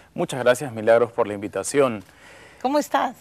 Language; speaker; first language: Spanish; native; Spanish